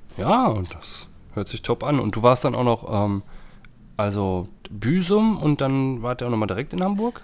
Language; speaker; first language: German; native; German